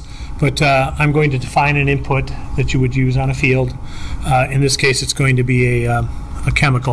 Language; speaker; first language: English; native; English